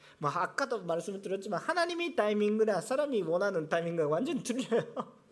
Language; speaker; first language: Korean; non-native, fluent; Japanese